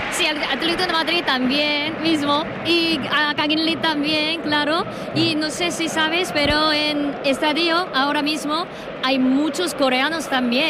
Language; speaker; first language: Spanish; non-native, learner; Korean